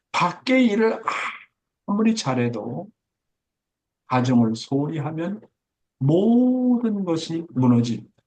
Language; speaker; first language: Korean; native; Korean